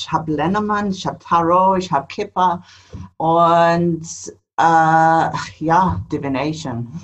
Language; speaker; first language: German; non-native, fluent; English